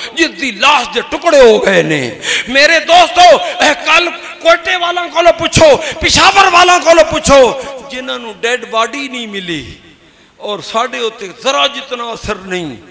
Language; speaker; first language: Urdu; non-native, local second language; Punjabi